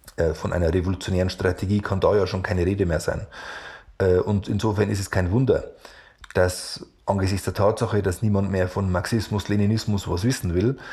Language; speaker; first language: German; native; German